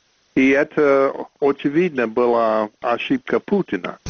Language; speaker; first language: Russian; non-native, fluent; English